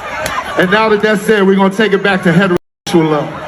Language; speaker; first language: English; native; English